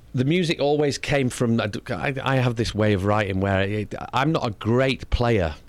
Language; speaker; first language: English; native; English